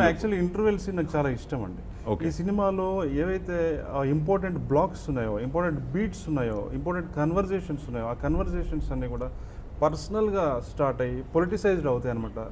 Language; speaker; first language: Telugu; native; Telugu